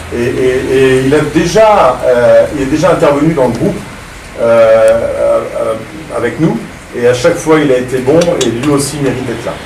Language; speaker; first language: French; native; French